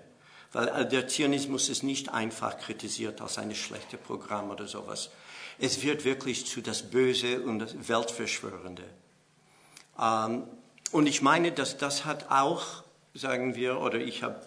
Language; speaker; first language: German; non-native, fluent; English